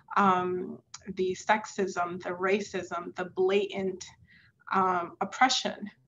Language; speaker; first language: English; native; English